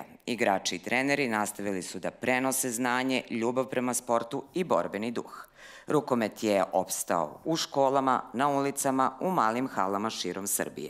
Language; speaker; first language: Serbian; native; Serbian